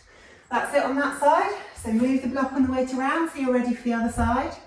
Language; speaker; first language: English; native; English